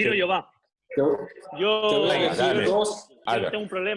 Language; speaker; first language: Spanish; native; Spanish